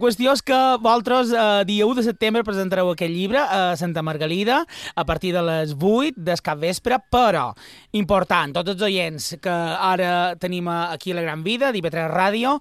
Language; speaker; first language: Catalan; native; Catalan